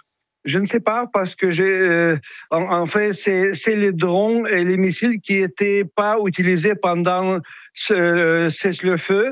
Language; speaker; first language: French; non-native, fluent; Russian